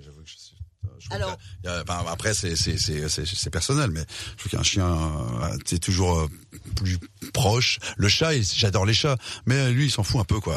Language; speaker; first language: French; native; French